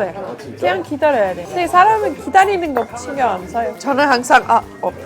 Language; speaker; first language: Korean; non-native, fluent; English